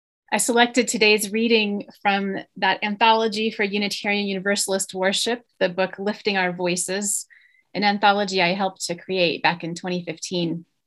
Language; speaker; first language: English; native; English